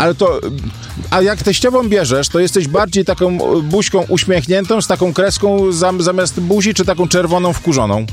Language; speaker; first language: Polish; native; Polish